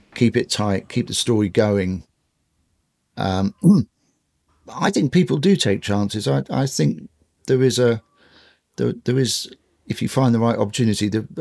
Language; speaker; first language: English; native; English